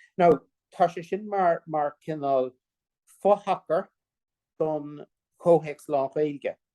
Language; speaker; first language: Irish; non-native, local second language; English